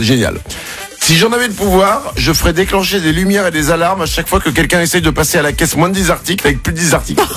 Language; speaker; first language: French; native; French